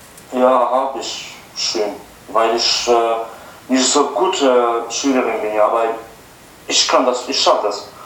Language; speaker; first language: German; non-native, learner; Albanian